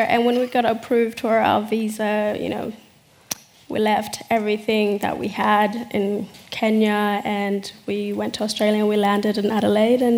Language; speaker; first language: English; early bilingual, other home language; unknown